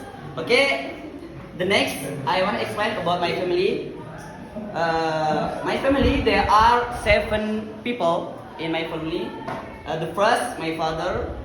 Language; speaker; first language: English; non-native, learner; Indonesian